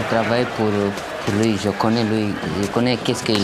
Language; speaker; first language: French; non-native, learner; Romanian